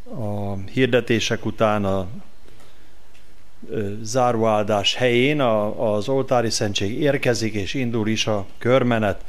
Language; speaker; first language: Hungarian; native; Hungarian